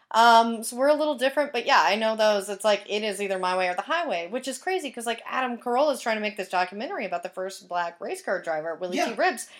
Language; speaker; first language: English; native; English